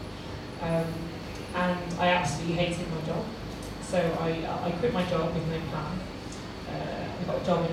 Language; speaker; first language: English; native; English